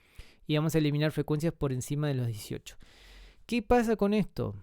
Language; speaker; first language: Spanish; native; Spanish